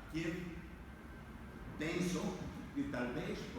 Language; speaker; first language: Portuguese; non-native, fluent; Spanish